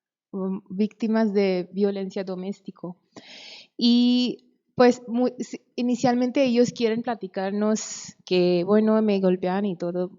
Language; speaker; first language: Spanish; non-native, fluent; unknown